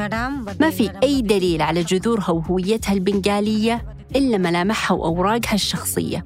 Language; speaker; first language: Arabic; native; Arabic